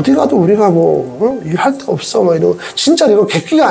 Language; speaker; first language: Korean; native; Korean